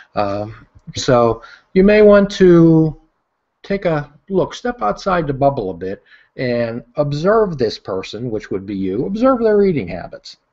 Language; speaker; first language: English; native; English